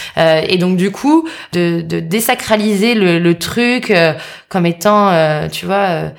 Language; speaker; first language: French; native; French